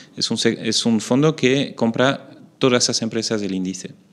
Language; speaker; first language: Spanish; non-native, fluent; French